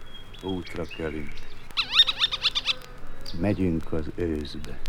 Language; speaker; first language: Hungarian; native; Hungarian